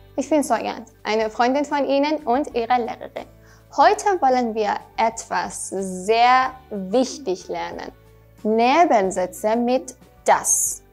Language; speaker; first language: German; non-native, fluent; Persian